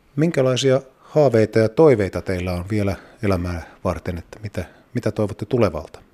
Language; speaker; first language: Finnish; native; Finnish